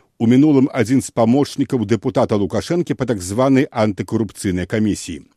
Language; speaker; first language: Belarusian; native; Belarusian